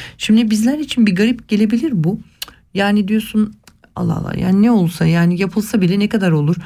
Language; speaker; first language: Turkish; early bilingual, heritage; Turkish